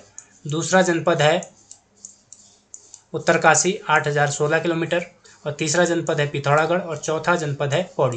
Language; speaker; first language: Hindi; native; Hindi